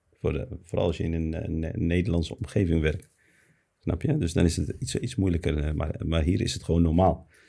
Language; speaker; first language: Dutch; early bilingual, other home language; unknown